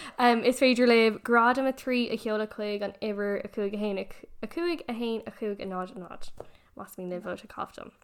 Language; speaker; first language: Irish; non-native, local second language; English